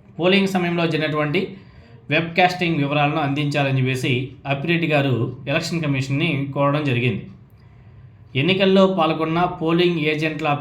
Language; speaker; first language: Telugu; native; Telugu